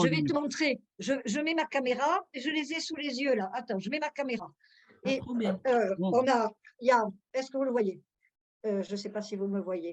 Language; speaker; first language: French; native; French